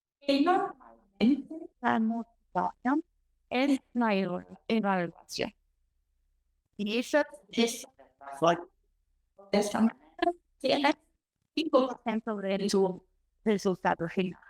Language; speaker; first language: Spanish; non-native, learner; Portuguese